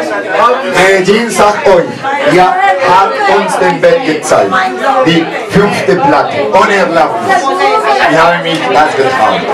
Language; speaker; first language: German; non-native, learner; Spanish